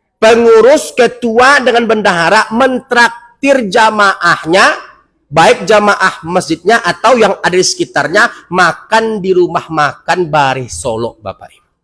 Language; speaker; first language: Indonesian; non-native, local second language; Minangkabau